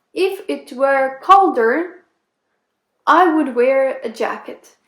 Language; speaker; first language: English; non-native, fluent; Ukrainian